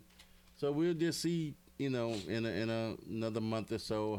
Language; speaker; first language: English; native; English